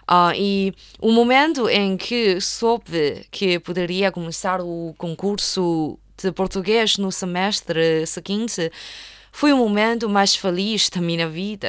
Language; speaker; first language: Portuguese; non-native, fluent; Chinese